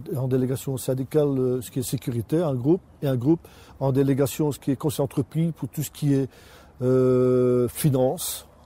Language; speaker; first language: French; native; French